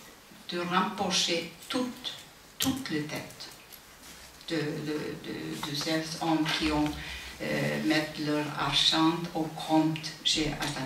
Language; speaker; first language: French; non-native, fluent; Icelandic